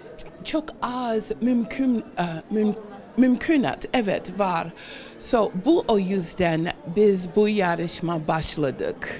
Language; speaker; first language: Turkish; non-native, learner; English